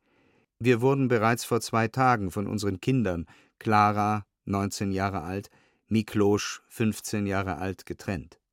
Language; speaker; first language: German; native; German